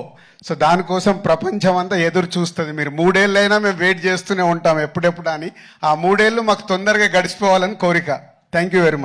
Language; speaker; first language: Telugu; native; Telugu